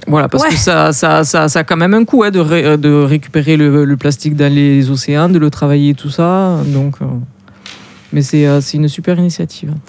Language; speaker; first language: French; native; French